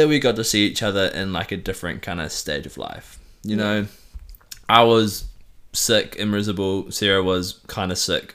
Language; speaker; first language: English; native; English